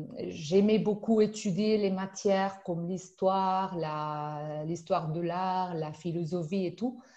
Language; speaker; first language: French; non-native, fluent; Spanish